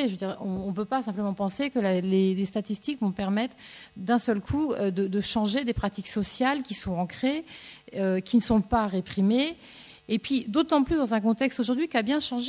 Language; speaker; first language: French; native; French